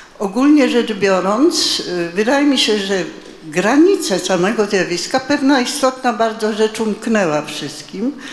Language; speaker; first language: Polish; native; Polish